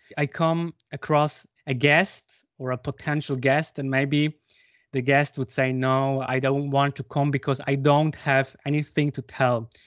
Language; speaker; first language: English; non-native, fluent; Swiss German